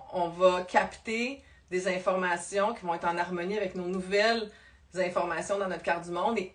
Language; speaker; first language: French; native; French